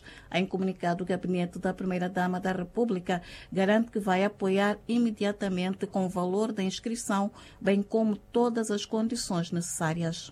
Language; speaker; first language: Portuguese; native; Portuguese